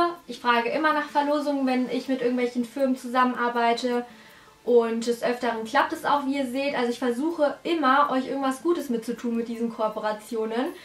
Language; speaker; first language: German; native; German